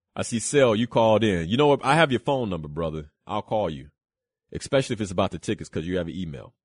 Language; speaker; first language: English; early bilingual, other home language; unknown